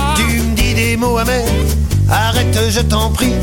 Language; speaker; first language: French; native; French